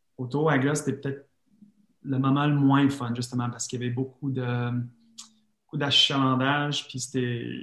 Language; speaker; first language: French; non-native, fluent; English